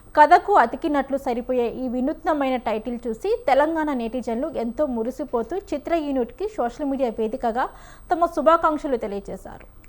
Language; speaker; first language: Telugu; native; Telugu